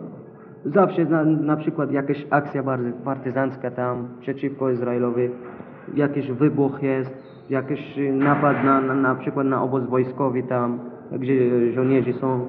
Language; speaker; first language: Polish; non-native, fluent; Arabic